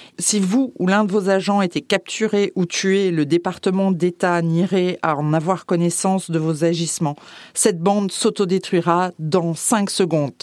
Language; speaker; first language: French; native; French